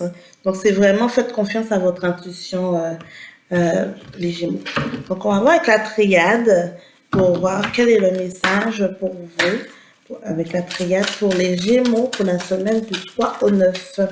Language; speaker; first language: French; native; French